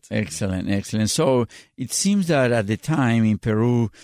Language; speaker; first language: English; non-native, fluent; Spanish